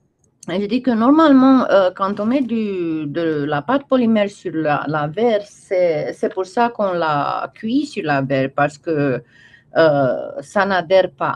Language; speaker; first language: French; non-native, fluent; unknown